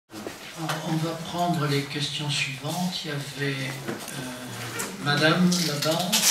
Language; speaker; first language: French; native; French